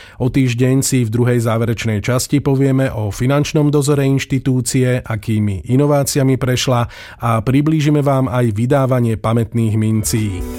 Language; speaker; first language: Slovak; native; Slovak